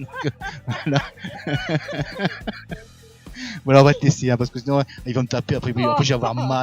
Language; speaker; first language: French; native; French